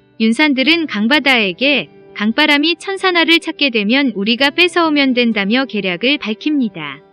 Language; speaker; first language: Korean; native; Korean